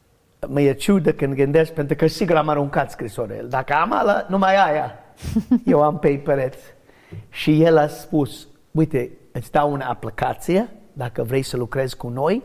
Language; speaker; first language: Romanian; non-native, learner; English